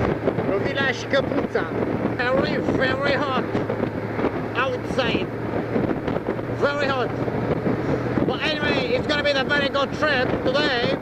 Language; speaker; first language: English; non-native, learner; French